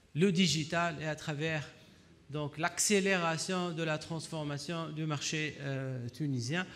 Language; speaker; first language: French; non-native, local second language; Arabic